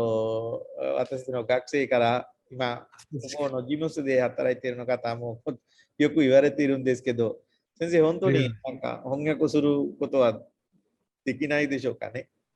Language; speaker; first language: Japanese; non-native, fluent; Sinhala